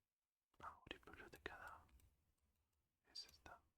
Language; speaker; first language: Basque; non-native, learner; French